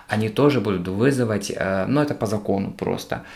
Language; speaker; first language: Russian; non-native, fluent; Polish